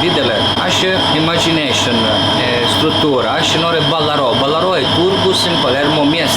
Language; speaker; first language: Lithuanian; non-native, learner; Italian